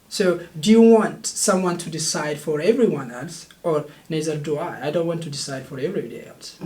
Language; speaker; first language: English; non-native, fluent; Oromo